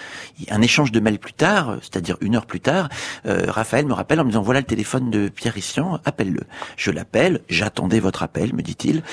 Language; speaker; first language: French; native; French